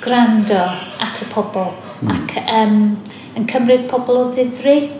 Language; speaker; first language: Welsh; non-native, fluent; English